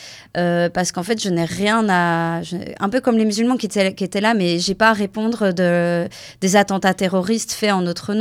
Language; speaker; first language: French; native; French